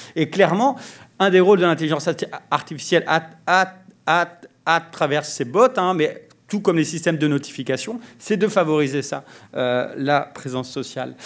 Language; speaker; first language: French; native; French